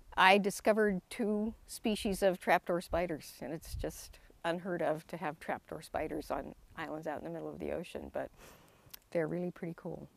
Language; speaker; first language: English; native; English